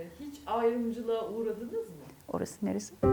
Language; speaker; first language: Turkish; non-native, learner; Dutch